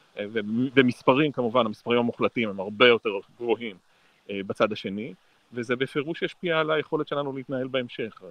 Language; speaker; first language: Hebrew; native; Hebrew